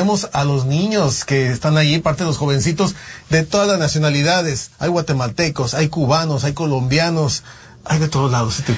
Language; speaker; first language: Spanish; native; Spanish